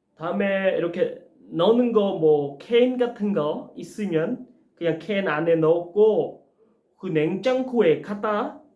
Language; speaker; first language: Korean; non-native, learner; Khmer